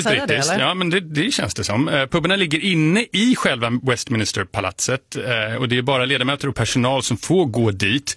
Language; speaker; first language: Swedish; native; Swedish